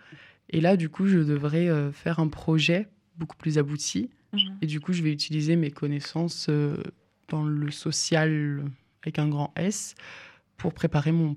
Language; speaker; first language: French; native; French